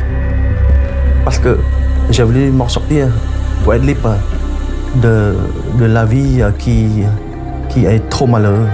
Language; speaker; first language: French; non-native, fluent; Khmer